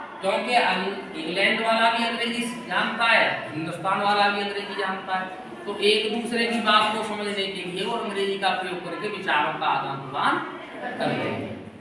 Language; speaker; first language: Hindi; native; Hindi